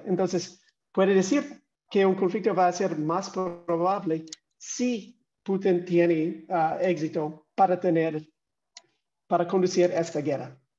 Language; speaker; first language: Spanish; non-native, fluent; English